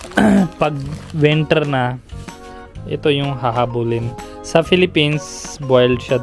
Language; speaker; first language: Filipino; non-native, learner; Hindi